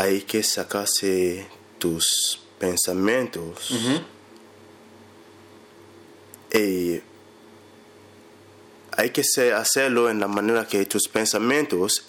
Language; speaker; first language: Spanish; non-native, learner; English